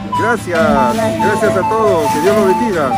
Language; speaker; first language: Spanish; native; Spanish